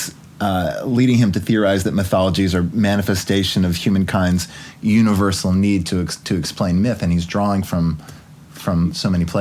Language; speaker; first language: English; native; English